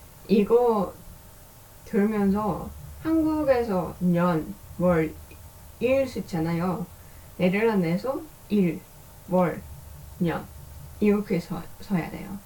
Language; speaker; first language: Korean; non-native, learner; Dutch